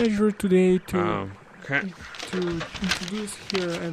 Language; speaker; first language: English; non-native, learner; Italian